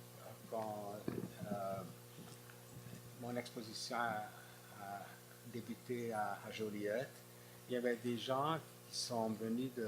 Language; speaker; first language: French; non-native, fluent; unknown